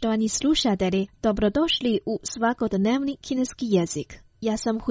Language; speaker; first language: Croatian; non-native, fluent; Chinese